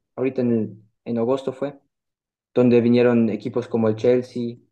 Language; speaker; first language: Spanish; early bilingual, heritage; German